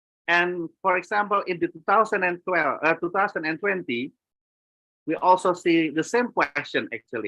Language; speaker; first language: English; non-native, fluent; Indonesian